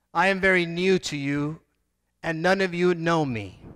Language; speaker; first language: English; native; English